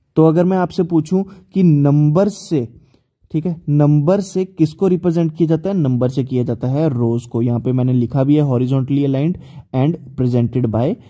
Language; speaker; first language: Hindi; native; Hindi